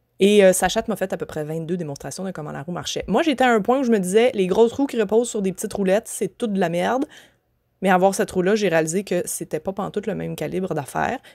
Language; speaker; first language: French; native; French